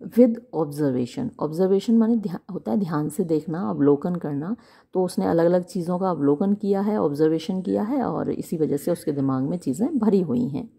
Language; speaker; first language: Hindi; native; Hindi